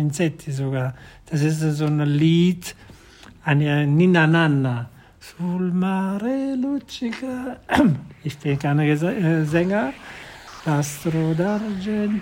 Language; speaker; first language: German; non-native, fluent; Italian